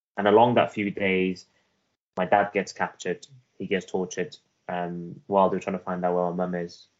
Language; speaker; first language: English; early bilingual, other home language; Persian